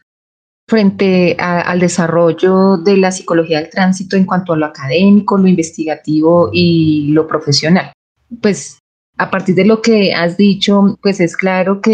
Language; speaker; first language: Spanish; native; Spanish